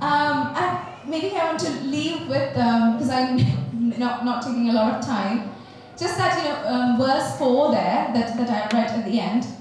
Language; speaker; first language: English; native; English